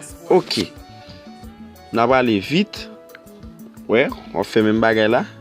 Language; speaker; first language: French; non-native, learner; Haitian Creole